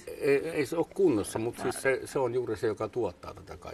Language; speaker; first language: Finnish; native; Finnish